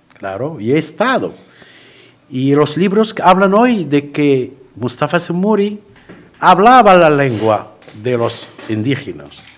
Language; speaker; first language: Spanish; non-native, fluent; Arabic